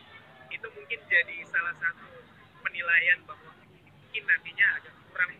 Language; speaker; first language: Indonesian; native; Indonesian